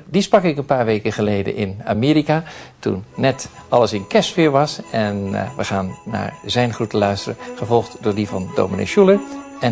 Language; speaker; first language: Dutch; native; Dutch